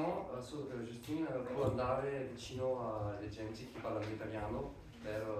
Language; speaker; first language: Italian; non-native, fluent; French